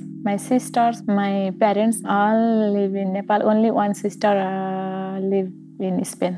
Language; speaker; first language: English; non-native, learner; Nepali